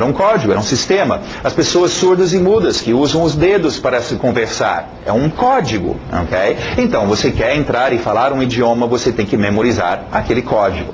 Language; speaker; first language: Portuguese; non-native, fluent; English